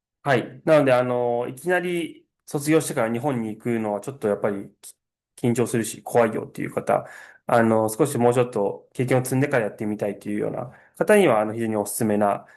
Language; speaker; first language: Japanese; native; Japanese